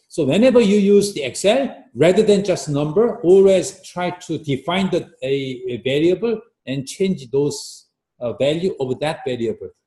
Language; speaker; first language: English; non-native, fluent; Korean